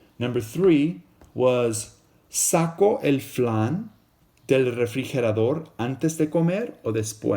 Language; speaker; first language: Spanish; non-native, fluent; English